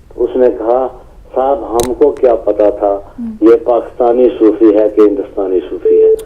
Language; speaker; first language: Urdu; native; Urdu